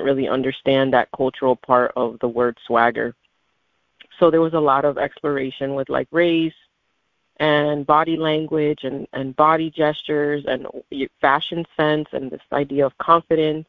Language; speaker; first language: English; native; English